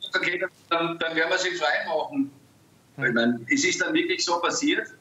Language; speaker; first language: German; native; German